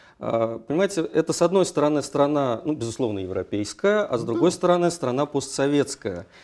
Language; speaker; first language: Russian; native; Russian